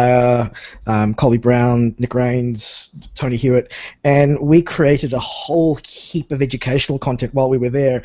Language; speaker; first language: English; native; English